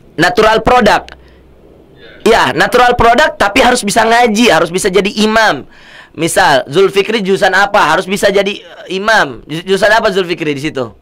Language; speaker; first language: Indonesian; native; Indonesian